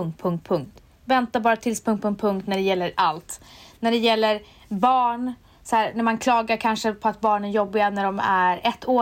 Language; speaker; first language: Swedish; native; Swedish